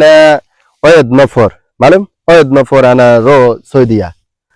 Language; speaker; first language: Arabic; non-native, learner; Bangla